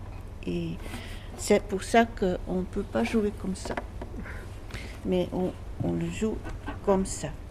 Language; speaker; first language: French; non-native, learner; Dutch